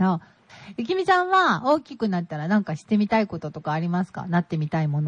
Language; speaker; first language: Japanese; native; Japanese